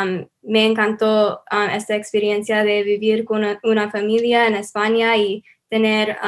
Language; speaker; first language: Spanish; non-native, learner; English